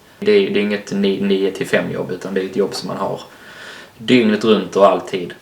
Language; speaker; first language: Swedish; native; Swedish